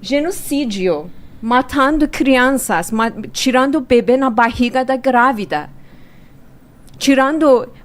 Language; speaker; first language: Portuguese; non-native, fluent; Persian